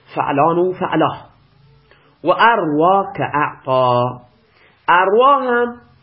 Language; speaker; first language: Persian; non-native, local second language; Baluchi